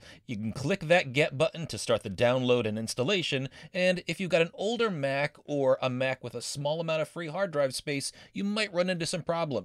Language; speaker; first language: English; native; English